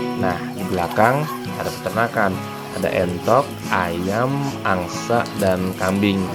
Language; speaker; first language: Indonesian; native; Indonesian